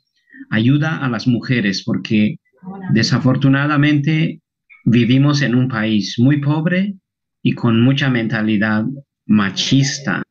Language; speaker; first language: Spanish; non-native, local second language; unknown